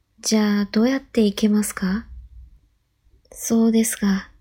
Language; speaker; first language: Japanese; non-native, fluent; Chinese